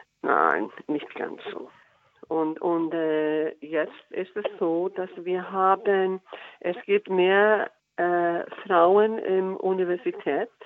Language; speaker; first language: German; non-native, learner; Icelandic